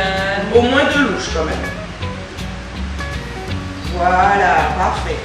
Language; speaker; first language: French; native; French